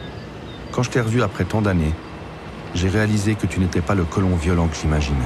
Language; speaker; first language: French; early bilingual, other home language; Arabic